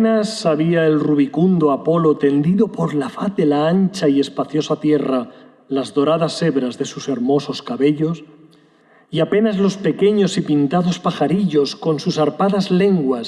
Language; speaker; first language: Spanish; native; Spanish